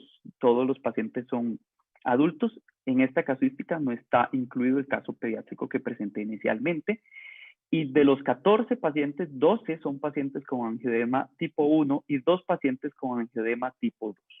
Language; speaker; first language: Spanish; native; Spanish